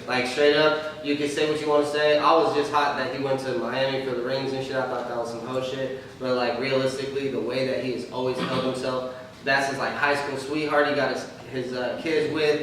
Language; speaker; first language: English; native; English